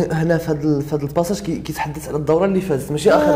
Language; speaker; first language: Arabic; native; Arabic